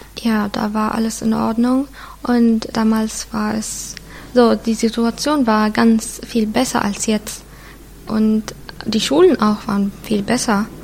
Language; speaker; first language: German; non-native, fluent; Arabic